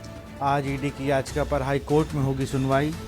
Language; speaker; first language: Hindi; native; Hindi